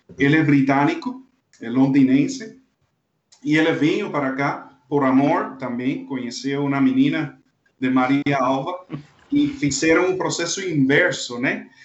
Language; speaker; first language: Portuguese; non-native, fluent; Spanish